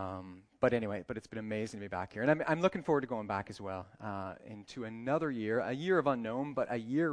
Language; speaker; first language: English; native; English